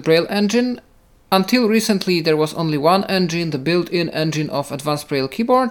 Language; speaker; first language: English; non-native, fluent; Polish